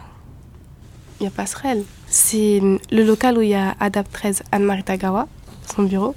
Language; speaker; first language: French; native; French